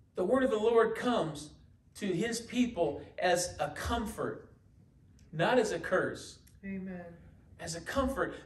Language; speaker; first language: English; native; English